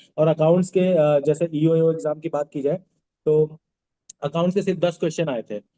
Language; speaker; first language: Hindi; non-native, local second language; Bhojpuri